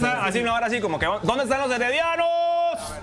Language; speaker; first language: Spanish; native; Spanish